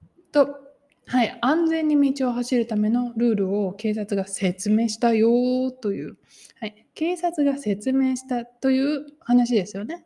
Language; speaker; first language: Japanese; native; Japanese